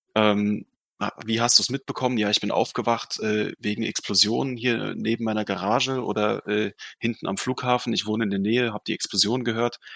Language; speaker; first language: German; non-native, fluent; Russian